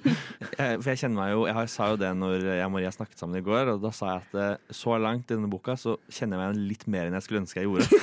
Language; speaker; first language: Norwegian; native; Norwegian